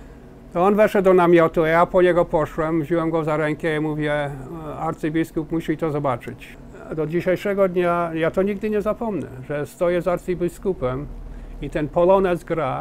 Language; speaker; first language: Polish; early bilingual, heritage; Polish